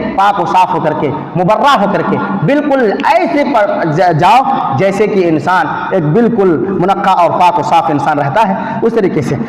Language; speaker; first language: Urdu; native; Urdu